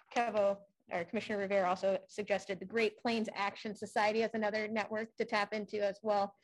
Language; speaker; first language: English; native; English